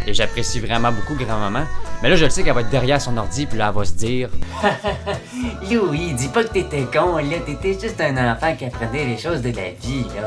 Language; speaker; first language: French; native; French